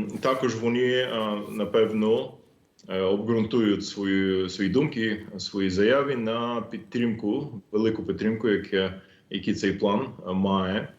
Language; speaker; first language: Ukrainian; non-native, fluent; English